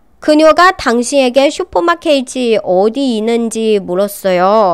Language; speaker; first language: Korean; non-native, local second language; Chinese